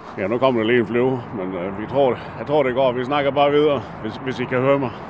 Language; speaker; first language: Danish; native; Danish